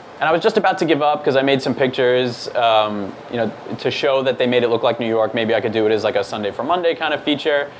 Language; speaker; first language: English; native; English